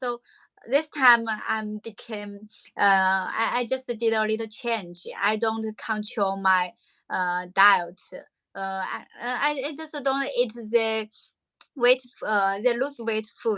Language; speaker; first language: English; non-native, learner; Chinese